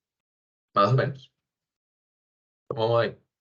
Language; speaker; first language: Spanish; native; Spanish